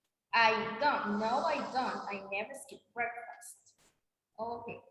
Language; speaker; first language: English; non-native, learner; Spanish